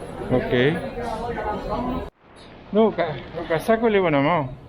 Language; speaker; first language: Portuguese; non-native, fluent; Spanish